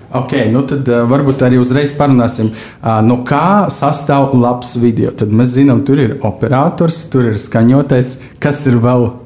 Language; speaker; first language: Latvian; non-native, local second language; Russian